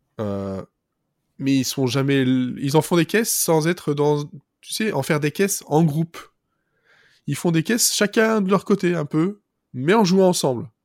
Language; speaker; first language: French; native; French